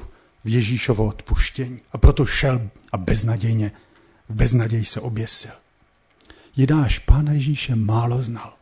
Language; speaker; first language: Czech; native; Czech